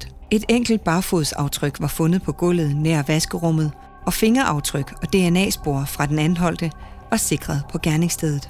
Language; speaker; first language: Danish; native; Danish